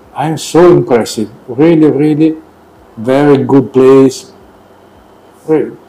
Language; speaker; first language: English; non-native, learner; Italian